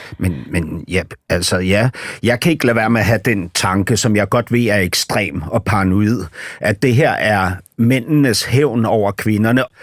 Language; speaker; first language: Danish; native; Danish